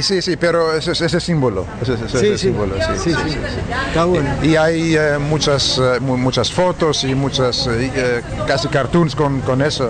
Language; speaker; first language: Spanish; non-native, fluent; Greek